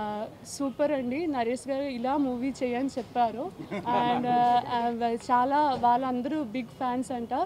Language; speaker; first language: Telugu; non-native, learner; Malayalam